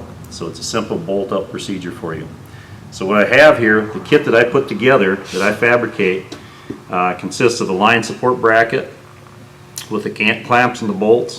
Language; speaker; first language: English; native; English